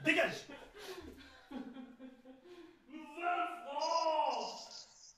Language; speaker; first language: French; native; French